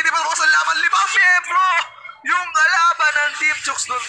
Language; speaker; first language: Filipino; native; Filipino